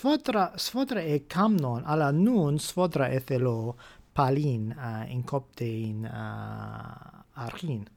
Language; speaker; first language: Greek; non-native, fluent; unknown